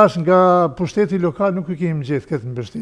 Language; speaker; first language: Albanian; native; Albanian